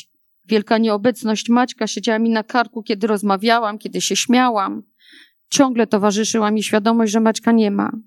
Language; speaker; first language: Polish; native; Polish